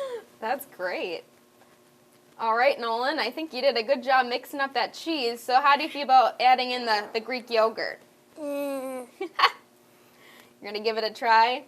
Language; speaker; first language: English; native; English